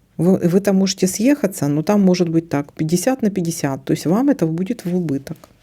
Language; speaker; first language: Russian; native; Russian